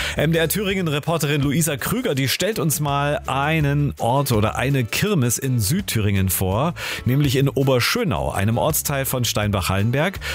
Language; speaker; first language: German; native; German